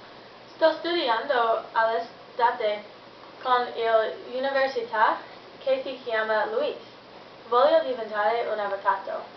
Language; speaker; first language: Italian; non-native, learner; English